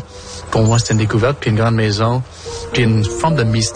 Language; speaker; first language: French; non-native, local second language; English